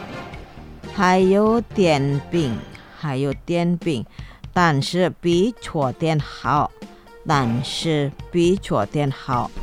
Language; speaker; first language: Chinese; non-native, learner; Indonesian